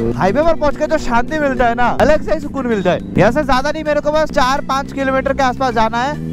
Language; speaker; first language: Hindi; non-native, local second language; Assamese